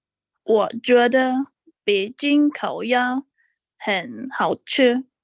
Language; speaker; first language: Chinese; non-native, learner; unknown